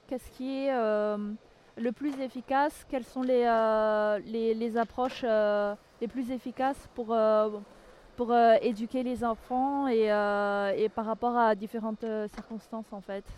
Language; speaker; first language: French; non-native, local second language; Malagasy